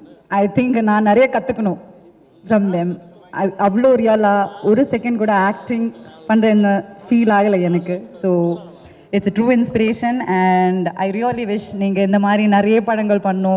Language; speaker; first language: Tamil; non-native, fluent; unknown